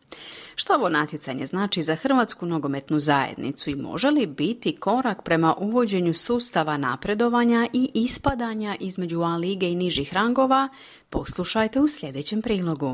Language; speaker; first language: Croatian; native; Croatian